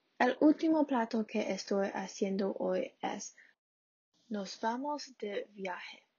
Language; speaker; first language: Spanish; non-native, learner; English